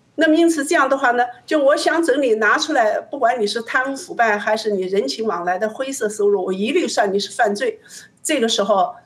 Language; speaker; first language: Chinese; native; Chinese